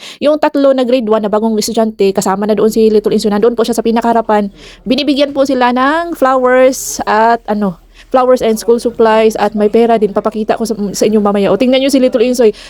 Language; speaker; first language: Filipino; non-native, local second language; Cebuano